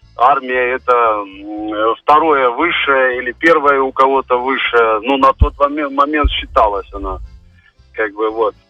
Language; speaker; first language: Russian; native; Russian